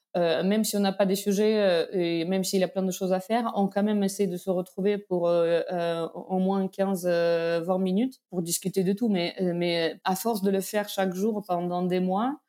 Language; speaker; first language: French; non-native, fluent; Russian